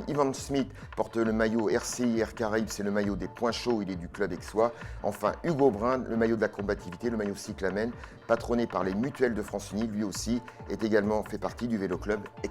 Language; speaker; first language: French; native; French